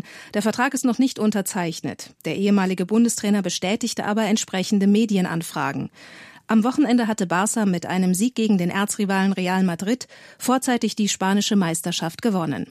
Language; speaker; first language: German; native; German